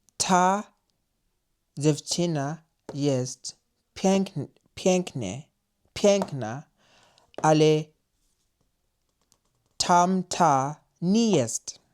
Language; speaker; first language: Polish; non-native, learner; English